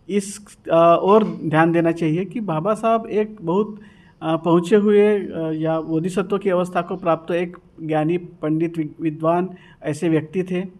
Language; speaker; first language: Hindi; non-native, local second language; Marathi